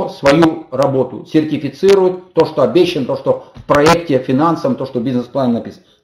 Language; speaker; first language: Russian; native; Russian